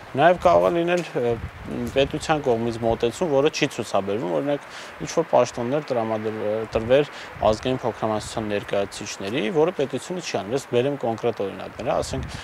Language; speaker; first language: Armenian; non-native, local second language; Kurdish